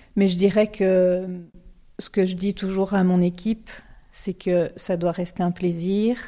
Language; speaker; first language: French; native; French